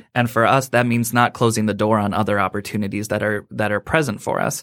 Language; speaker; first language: English; native; English